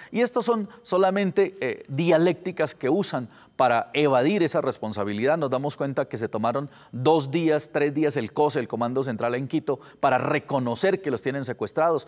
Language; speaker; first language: Spanish; native; Spanish